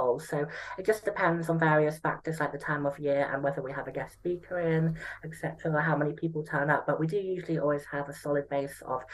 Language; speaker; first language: English; native; English